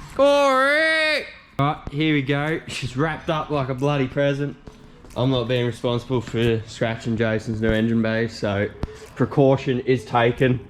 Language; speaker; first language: English; native; English